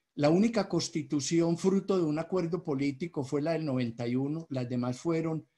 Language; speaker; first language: Spanish; native; Spanish